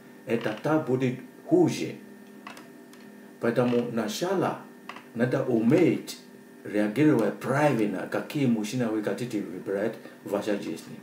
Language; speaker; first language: Russian; non-native, learner; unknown